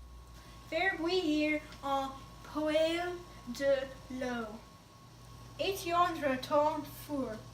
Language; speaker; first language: French; non-native, learner; English